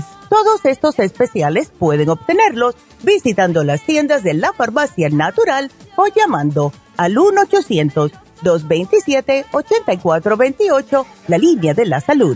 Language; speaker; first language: Spanish; native; Spanish